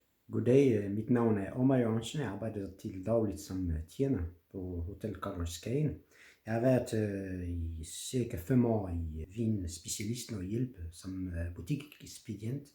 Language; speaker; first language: Danish; non-native, fluent; French